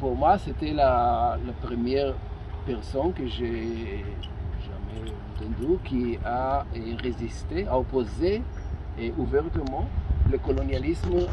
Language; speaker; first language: French; non-native, fluent; Hebrew